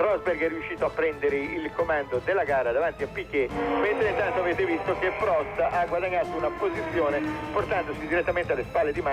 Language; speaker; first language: Italian; native; Italian